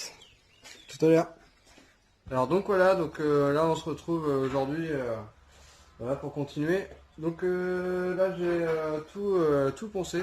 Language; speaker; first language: French; native; French